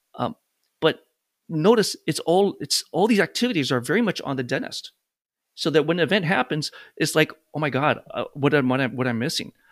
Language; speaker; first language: English; native; English